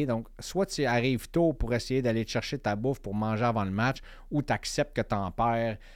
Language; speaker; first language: French; native; French